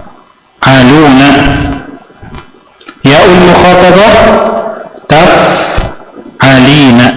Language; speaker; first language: Arabic; non-native, fluent; Indonesian